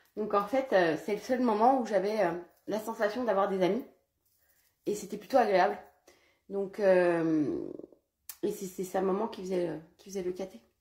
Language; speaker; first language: French; early bilingual, other home language; Portuguese